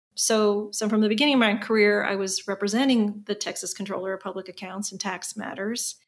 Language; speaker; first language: English; native; English